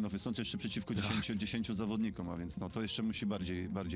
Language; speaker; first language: Polish; native; Polish